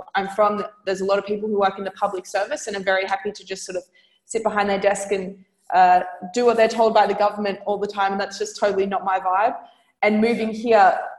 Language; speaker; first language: English; native; English